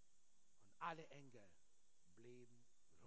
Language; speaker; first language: German; non-native, learner; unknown